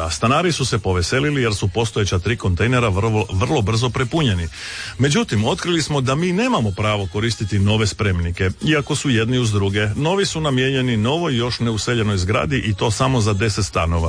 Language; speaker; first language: Serbian; native; Serbian